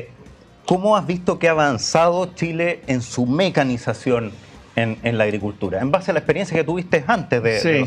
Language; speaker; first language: Spanish; native; Spanish